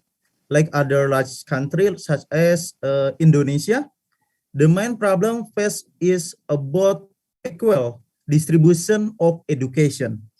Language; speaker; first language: English; non-native, fluent; Indonesian